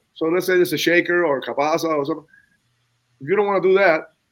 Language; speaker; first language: English; non-native, fluent; Spanish